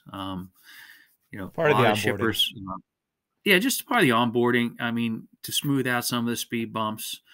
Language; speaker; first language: English; native; English